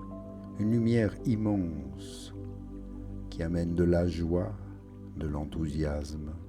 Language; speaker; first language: French; native; French